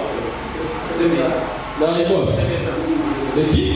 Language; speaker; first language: French; non-native, local second language; Swahili